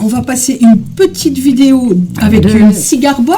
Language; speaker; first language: French; native; French